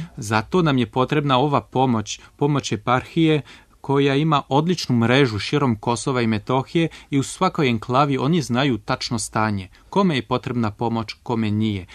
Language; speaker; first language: Serbian; non-native, fluent; French